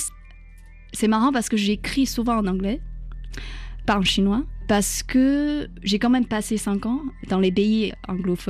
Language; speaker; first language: French; non-native, fluent; Chinese